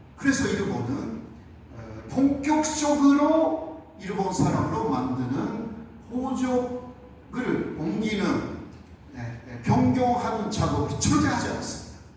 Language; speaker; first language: Korean; non-native, fluent; Japanese